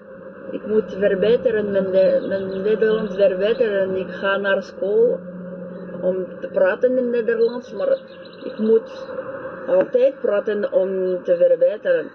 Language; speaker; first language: Dutch; non-native, learner; French